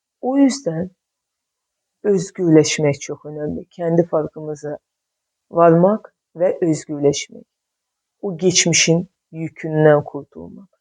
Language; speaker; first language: Turkish; non-native, fluent; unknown